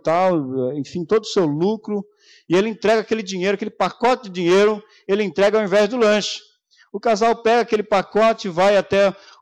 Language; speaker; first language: Portuguese; native; Portuguese